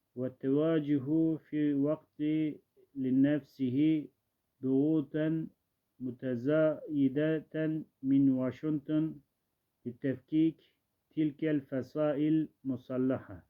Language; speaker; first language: Arabic; non-native, learner; Turkish